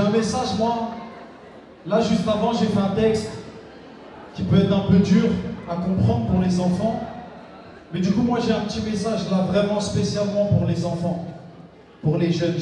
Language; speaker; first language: French; native; French